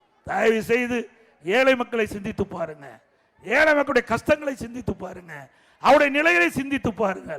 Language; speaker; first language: Tamil; native; Tamil